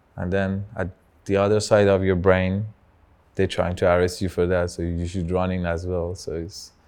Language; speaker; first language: English; non-native, fluent; Persian